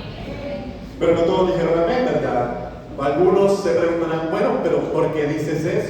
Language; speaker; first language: Spanish; native; Spanish